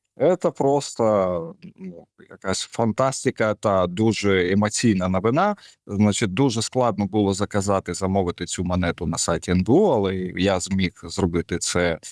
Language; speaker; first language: Ukrainian; non-native, local second language; Russian